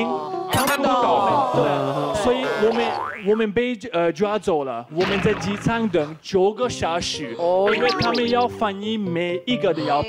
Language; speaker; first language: Chinese; non-native, fluent; Slovak